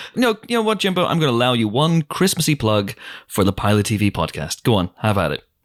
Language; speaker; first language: English; native; English